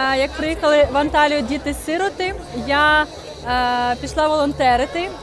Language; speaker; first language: Ukrainian; native; Ukrainian